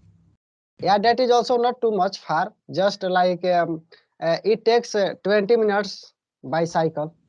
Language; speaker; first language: English; non-native, learner; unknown